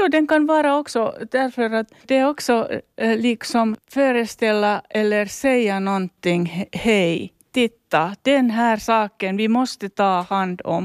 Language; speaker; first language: Swedish; non-native, learner; Finnish